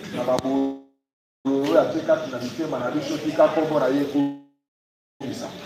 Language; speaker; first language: Lingala; native; Lingala